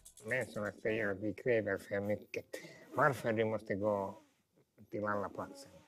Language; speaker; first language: Swedish; non-native, local second language; Finnish